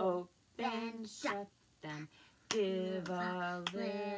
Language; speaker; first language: English; native; English